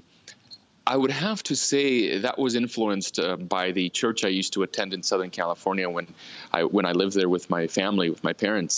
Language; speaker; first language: English; early bilingual, other home language; Spanish